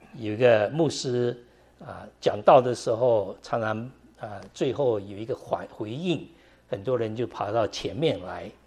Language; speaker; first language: Chinese; native; Chinese